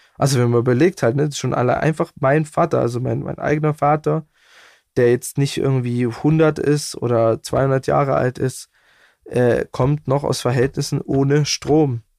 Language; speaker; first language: German; native; German